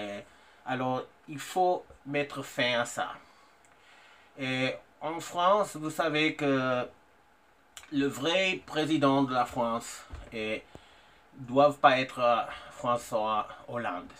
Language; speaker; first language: French; non-native, fluent; English